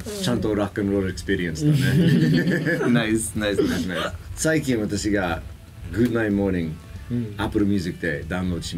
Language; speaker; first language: Japanese; non-native, fluent; English